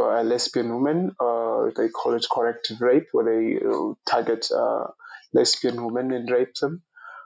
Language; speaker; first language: English; non-native, local second language; Xhosa